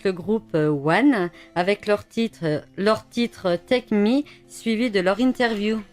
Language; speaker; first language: French; native; French